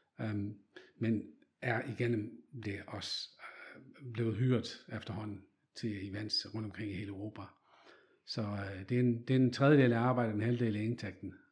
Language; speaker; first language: Danish; non-native, fluent; Dutch